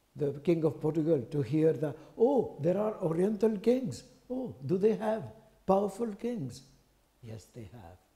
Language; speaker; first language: English; non-native, fluent; French